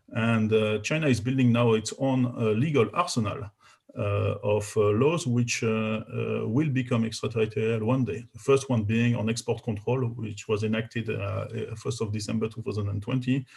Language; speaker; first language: English; non-native, fluent; French